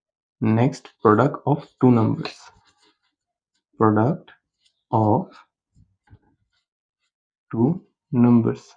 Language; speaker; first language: English; non-native, local second language; Hindi